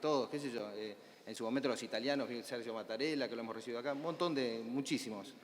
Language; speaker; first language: Spanish; native; Spanish